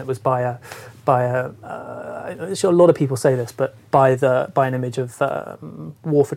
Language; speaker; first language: English; native; English